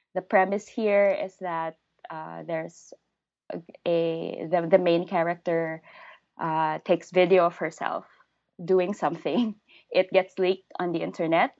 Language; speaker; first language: English; native; English